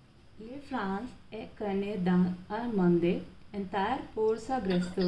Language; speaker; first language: French; non-native, learner; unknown